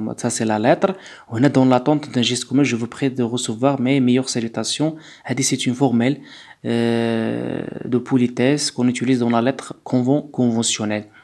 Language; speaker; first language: French; non-native, local second language; Arabic